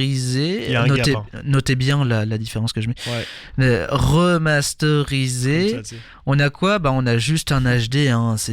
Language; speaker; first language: French; native; French